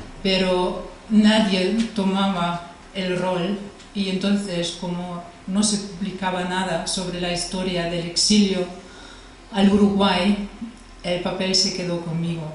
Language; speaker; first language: Spanish; non-native, fluent; German